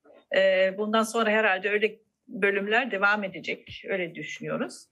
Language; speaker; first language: Turkish; non-native, fluent; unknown